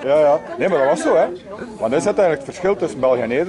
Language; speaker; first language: Dutch; native; Dutch